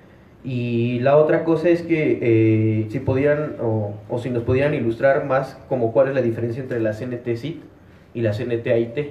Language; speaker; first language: Spanish; native; Spanish